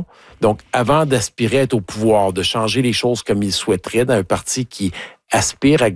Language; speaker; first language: French; native; French